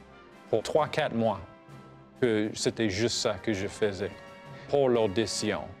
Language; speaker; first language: French; non-native, fluent; English